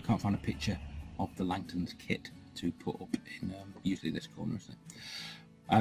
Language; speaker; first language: English; native; English